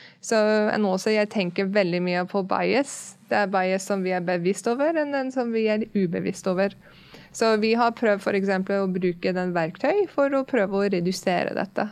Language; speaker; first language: Norwegian; non-native, fluent; English